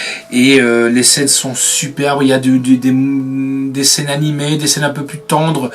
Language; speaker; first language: French; native; French